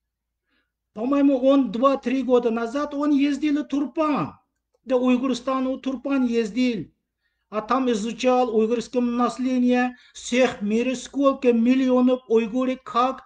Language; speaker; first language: Russian; non-native, learner; Uyghur